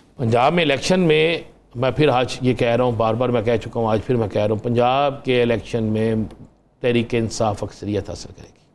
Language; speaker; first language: Urdu; non-native, local second language; Punjabi